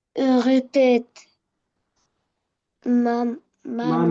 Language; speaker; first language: French; non-native, learner; Arabic